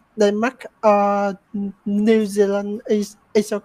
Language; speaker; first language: English; non-native, learner; Vietnamese